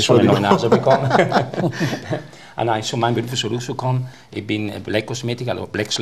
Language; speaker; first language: German; non-native, fluent; Italian